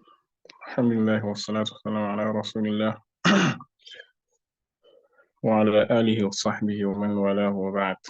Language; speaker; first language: Arabic; non-native, fluent; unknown